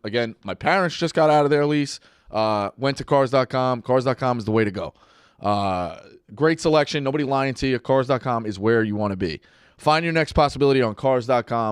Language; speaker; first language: English; native; English